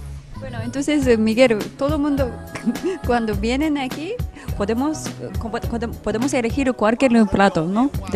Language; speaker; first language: Spanish; non-native, fluent; Japanese